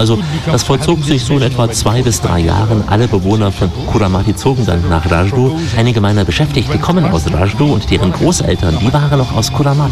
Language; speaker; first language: German; native; German